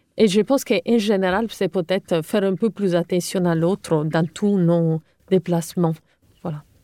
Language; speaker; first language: French; non-native, fluent; Italian